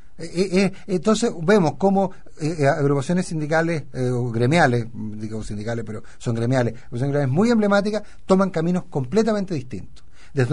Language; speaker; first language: Spanish; native; Spanish